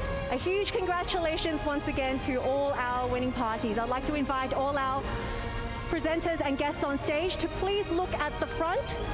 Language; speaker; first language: English; non-native, local second language; Cantonese